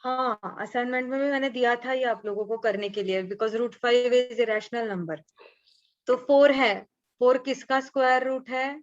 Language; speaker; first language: Hindi; non-native, local second language; Marathi